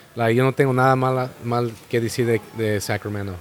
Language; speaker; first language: Spanish; native; Spanish